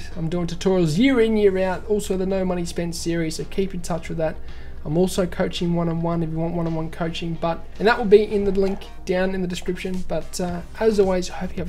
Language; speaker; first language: English; native; English